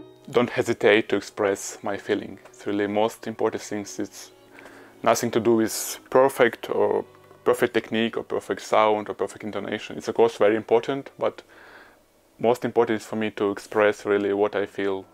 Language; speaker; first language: English; non-native, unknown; Ukrainian